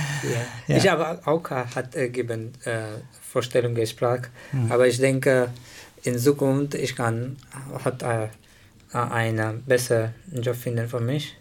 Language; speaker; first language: German; non-native, learner; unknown